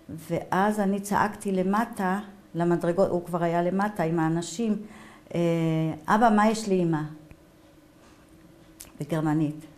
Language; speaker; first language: Hebrew; non-native, fluent; German